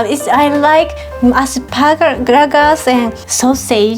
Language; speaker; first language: English; non-native, learner; Japanese